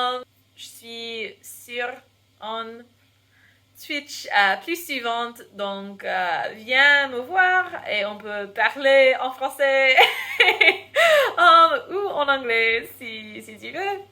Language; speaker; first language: French; non-native, fluent; English